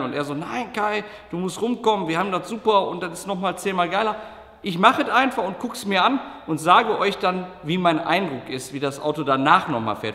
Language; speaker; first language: German; native; German